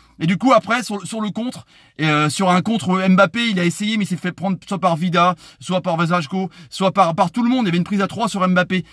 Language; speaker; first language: French; native; French